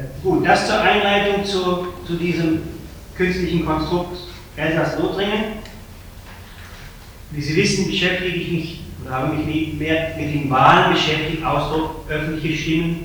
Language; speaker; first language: German; native; German